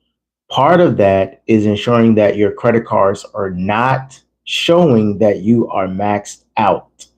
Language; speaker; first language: English; native; English